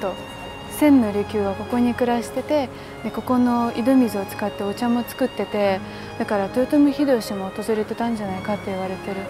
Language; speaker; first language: Japanese; non-native, fluent; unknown